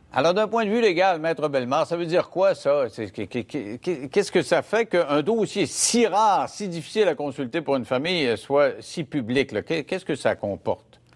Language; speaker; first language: French; native; French